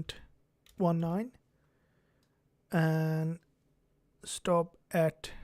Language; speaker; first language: English; non-native, fluent; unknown